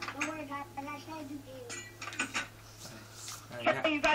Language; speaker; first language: English; native; English